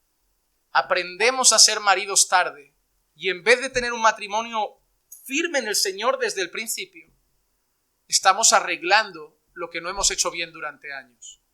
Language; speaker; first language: Spanish; native; Spanish